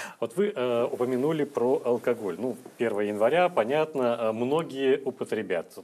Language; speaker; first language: Russian; native; Russian